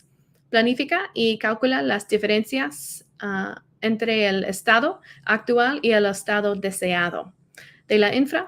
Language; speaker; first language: Spanish; non-native, learner; English